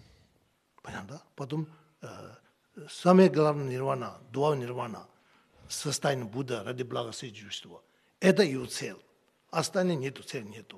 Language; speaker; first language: Russian; non-native, learner; Tibetan